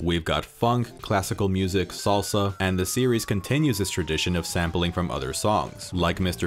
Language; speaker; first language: English; native; English